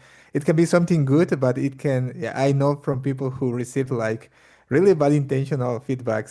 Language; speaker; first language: English; non-native, fluent; Portuguese